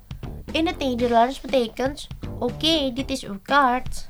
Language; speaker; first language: Dutch; non-native, fluent; Indonesian